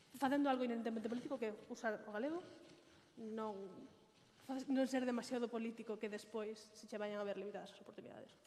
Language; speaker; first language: Galician; non-native, local second language; Spanish